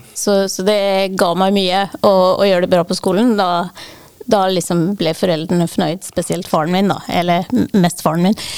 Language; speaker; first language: Norwegian; non-native, fluent; English